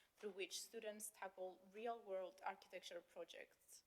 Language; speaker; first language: English; non-native, fluent; Greek